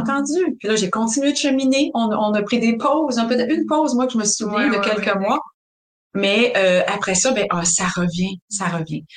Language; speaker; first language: French; native; French